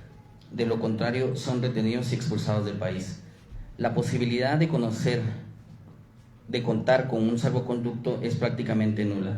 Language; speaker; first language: Spanish; native; Spanish